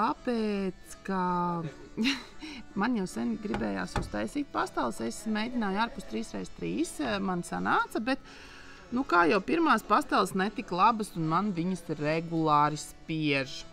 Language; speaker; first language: Latvian; native; Latvian